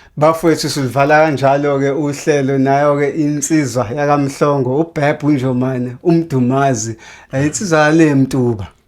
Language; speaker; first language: Zulu; native; Zulu